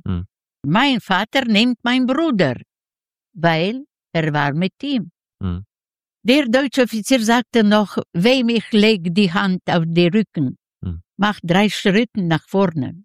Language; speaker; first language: German; non-native, learner; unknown